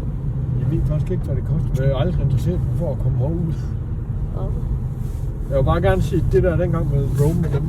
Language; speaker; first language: Danish; native; Danish